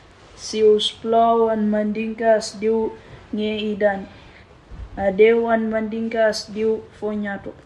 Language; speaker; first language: Catalan; non-native, learner; Mandingo